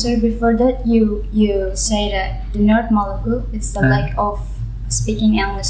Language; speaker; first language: English; non-native, learner; Indonesian